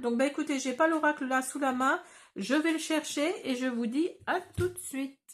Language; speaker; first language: French; native; French